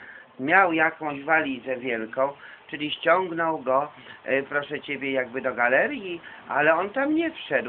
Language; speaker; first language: Polish; native; Polish